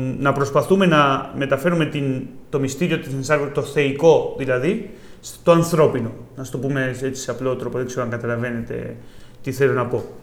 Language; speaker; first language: Greek; non-native, fluent; Spanish